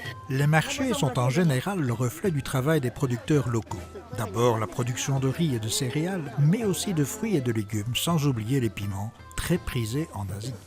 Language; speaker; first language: French; native; French